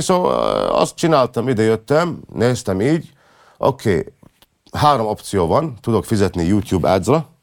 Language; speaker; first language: Hungarian; non-native, learner; English